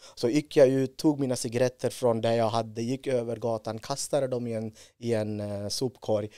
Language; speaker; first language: Swedish; non-native, fluent; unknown